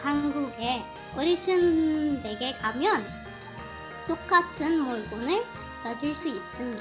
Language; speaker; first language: Korean; non-native, fluent; Arabic